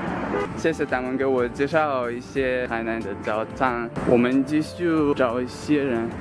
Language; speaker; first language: Chinese; non-native, fluent; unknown